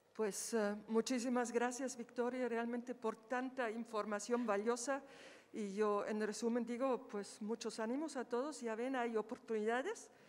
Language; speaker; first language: Spanish; native; Spanish